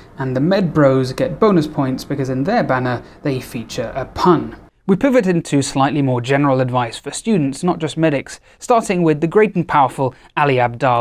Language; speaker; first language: English; native; English